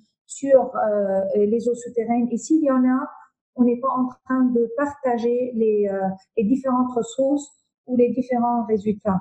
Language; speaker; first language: French; non-native, local second language; Arabic